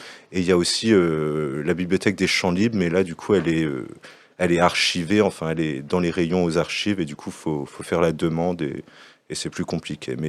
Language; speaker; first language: French; native; French